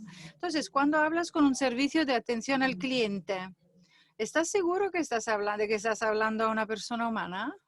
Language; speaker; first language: Spanish; non-native, fluent; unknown